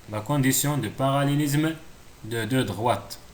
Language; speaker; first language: French; non-native, local second language; Arabic